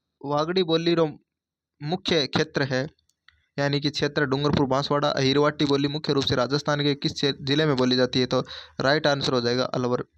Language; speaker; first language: Hindi; native; Hindi